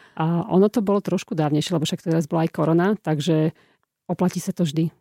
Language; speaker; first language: Slovak; native; Slovak